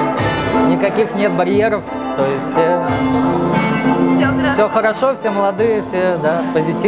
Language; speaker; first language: Russian; native; Russian